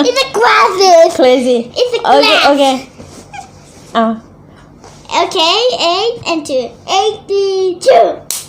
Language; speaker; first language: English; non-native, learner; Thai